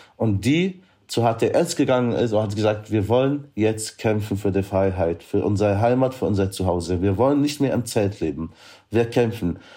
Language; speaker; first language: German; non-native, fluent; Arabic